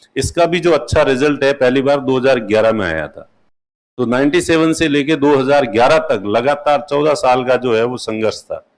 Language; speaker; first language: Hindi; non-native, local second language; Marwari